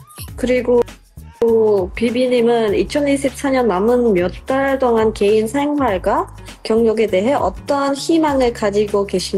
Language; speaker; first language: Korean; non-native, local second language; Indonesian